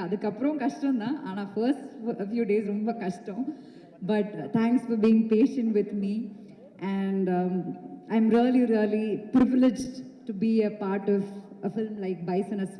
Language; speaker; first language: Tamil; non-native, local second language; Malayalam